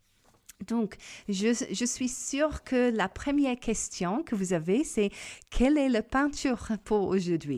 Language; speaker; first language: French; non-native, fluent; English